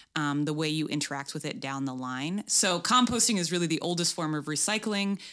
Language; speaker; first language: English; native; English